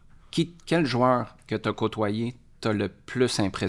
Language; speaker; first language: French; native; French